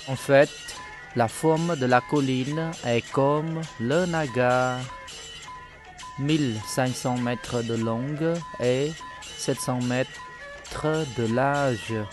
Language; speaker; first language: French; non-native, fluent; Khmer